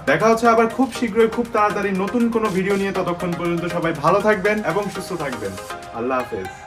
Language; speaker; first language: Bangla; early bilingual, heritage; Bangla